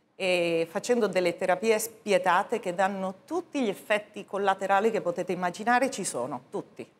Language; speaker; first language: Italian; native; Italian